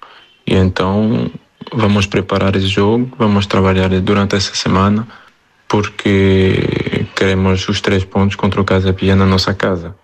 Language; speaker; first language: Portuguese; non-native, fluent; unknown